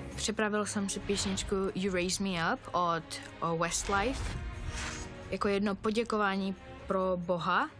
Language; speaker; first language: Czech; non-native, fluent; Bulgarian